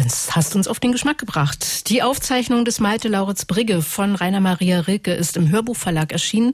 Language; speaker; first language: German; native; German